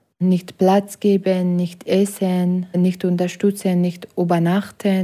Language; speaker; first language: German; non-native, learner; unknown